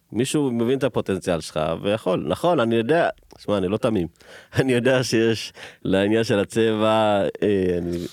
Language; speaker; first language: Hebrew; early bilingual, other home language; Amharic